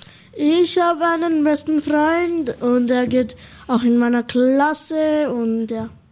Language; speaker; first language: German; early bilingual, other home language; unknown